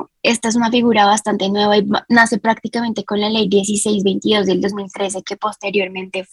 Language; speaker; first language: Spanish; native; Spanish